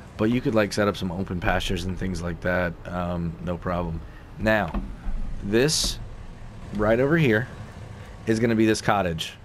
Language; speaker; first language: English; native; English